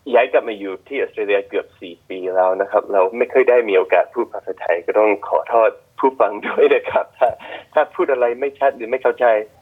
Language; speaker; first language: Thai; non-native, fluent; English